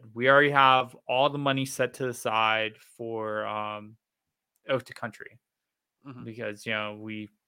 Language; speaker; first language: English; native; English